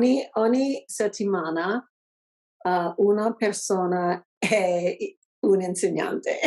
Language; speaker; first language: Italian; non-native, learner; English